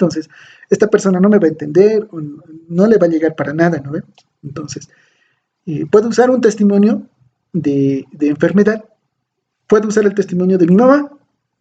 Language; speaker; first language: Spanish; native; Spanish